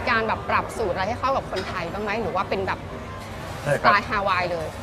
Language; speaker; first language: Thai; native; Thai